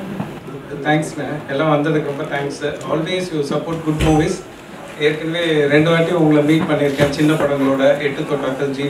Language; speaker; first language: Tamil; native; Tamil